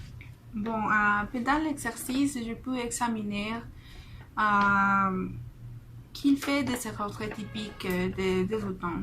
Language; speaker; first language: French; non-native, fluent; Spanish